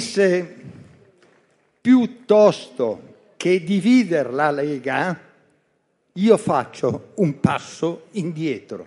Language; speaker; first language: Italian; native; Italian